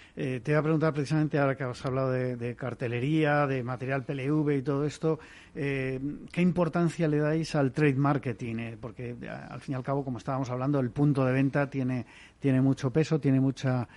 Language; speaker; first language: Spanish; native; Spanish